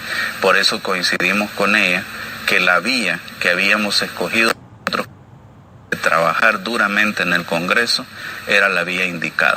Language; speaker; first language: Spanish; native; Spanish